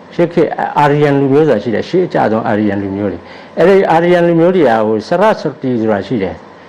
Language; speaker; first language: Burmese; native; Burmese